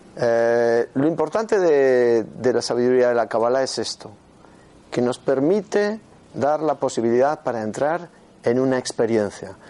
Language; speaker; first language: Spanish; native; Spanish